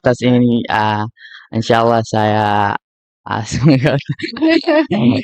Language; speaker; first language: Indonesian; non-native, learner; Arabic